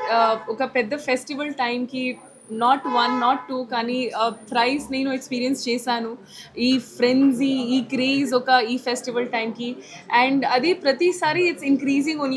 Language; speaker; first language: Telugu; non-native, learner; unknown